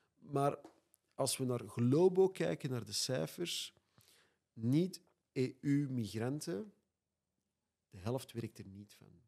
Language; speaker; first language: Dutch; native; Dutch